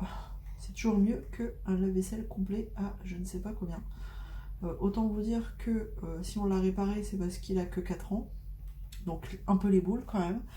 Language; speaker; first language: French; native; French